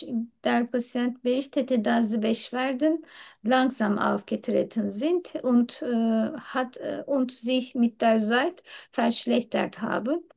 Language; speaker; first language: German; non-native, learner; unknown